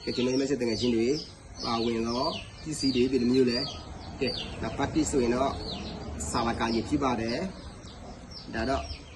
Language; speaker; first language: Burmese; non-native, local second language; S'gaw Karen